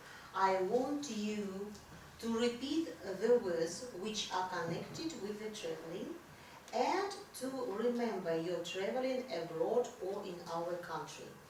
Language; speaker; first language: English; non-native, fluent; Russian